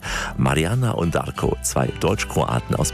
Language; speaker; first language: German; native; German